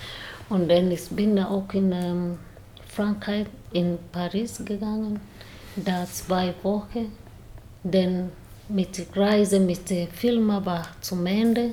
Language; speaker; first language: German; non-native, learner; Swahili